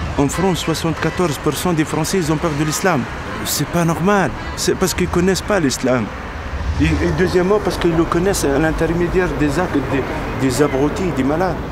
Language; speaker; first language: French; non-native, local second language; Arabic